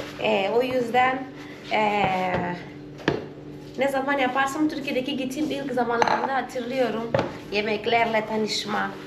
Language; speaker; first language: Turkish; non-native, fluent; Portuguese